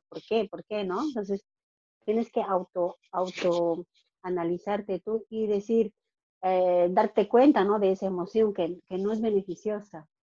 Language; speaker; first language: Spanish; native; Spanish